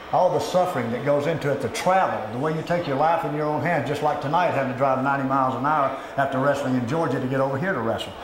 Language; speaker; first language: English; native; English